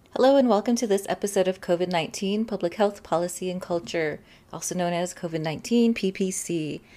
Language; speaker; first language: English; native; English